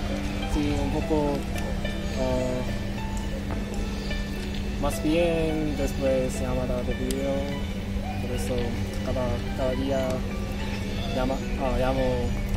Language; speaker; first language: Spanish; non-native, learner; Korean